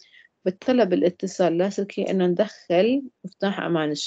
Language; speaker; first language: Arabic; native; Arabic